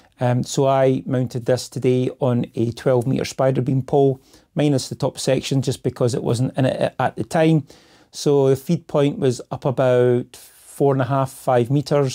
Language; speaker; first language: English; native; English